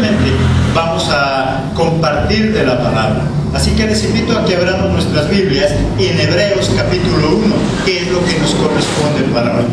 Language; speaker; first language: Spanish; native; Spanish